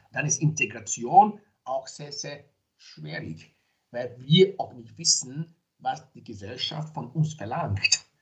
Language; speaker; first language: German; non-native, fluent; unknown